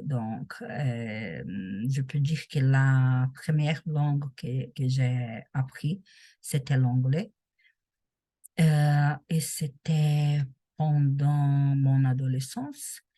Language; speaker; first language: French; non-native, learner; Portuguese